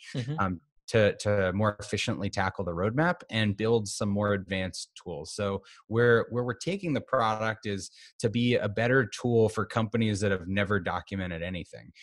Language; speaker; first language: English; native; English